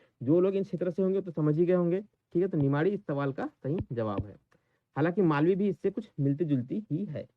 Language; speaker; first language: Hindi; native; Hindi